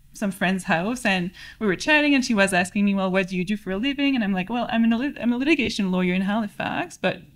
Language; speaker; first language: English; native; English